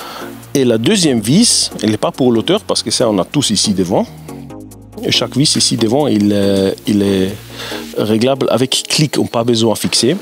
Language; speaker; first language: French; non-native, fluent; German